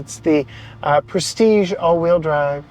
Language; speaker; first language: English; native; English